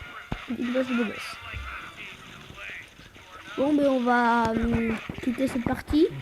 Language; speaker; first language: French; native; French